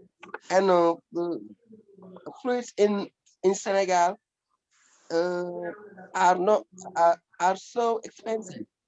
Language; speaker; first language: English; non-native, learner; French